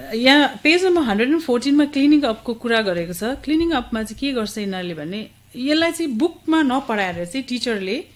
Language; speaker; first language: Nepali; native; Nepali